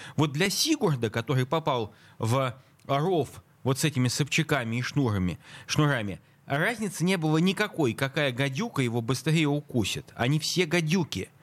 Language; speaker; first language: Russian; native; Russian